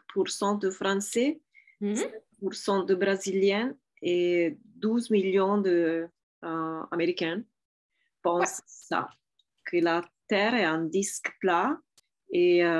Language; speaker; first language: French; non-native, fluent; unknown